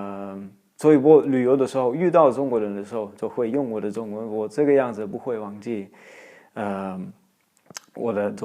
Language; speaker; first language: Chinese; non-native, fluent; Dutch